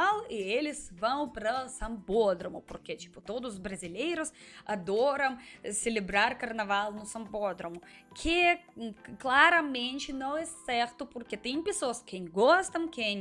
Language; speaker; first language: Portuguese; non-native, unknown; Russian